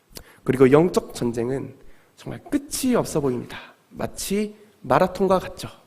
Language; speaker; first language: Korean; native; Korean